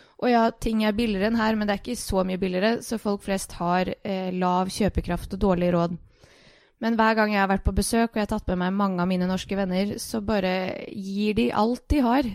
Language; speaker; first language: Norwegian; early bilingual, other home language; Bosnian